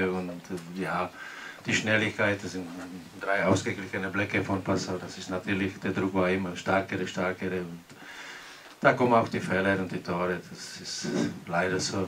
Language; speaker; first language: German; non-native, learner; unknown